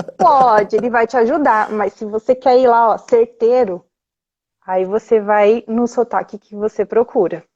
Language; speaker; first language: Portuguese; early bilingual, other home language; Spanish